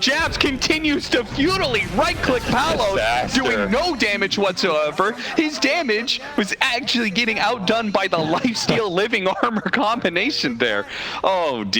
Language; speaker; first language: English; native; English